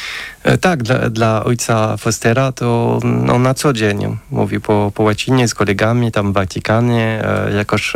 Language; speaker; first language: Polish; non-native, fluent; French